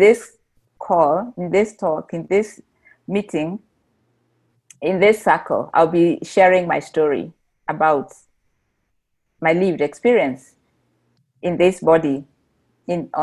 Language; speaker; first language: English; non-native, local second language; Meru